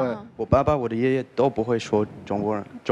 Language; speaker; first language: Chinese; non-native, learner; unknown